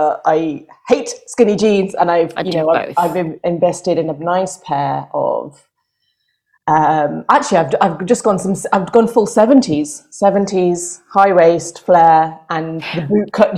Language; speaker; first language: English; native; English